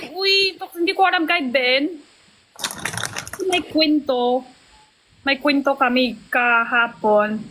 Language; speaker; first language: Filipino; non-native, learner; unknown